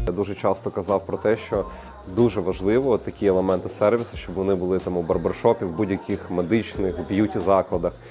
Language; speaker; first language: Ukrainian; native; Ukrainian